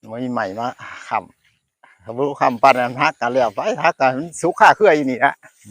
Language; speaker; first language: Thai; native; Thai